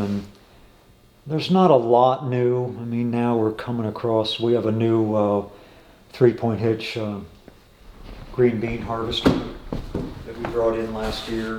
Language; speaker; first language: English; native; English